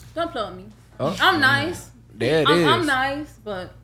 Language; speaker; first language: English; early bilingual, other home language; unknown